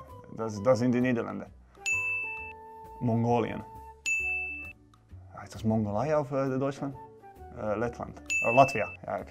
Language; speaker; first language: German; non-native, fluent; Finnish